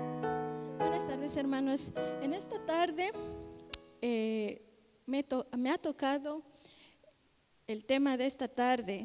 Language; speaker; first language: Spanish; native; Spanish